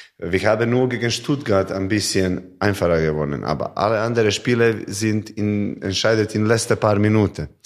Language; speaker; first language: German; non-native, learner; Serbian